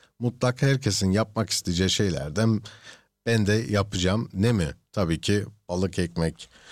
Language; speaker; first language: Turkish; early bilingual, heritage; Turkish